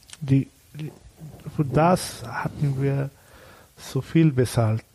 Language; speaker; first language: German; non-native, learner; Bangla